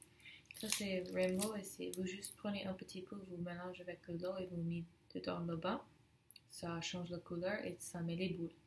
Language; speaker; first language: French; non-native, learner; English